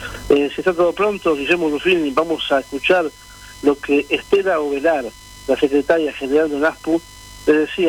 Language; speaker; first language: Spanish; native; Spanish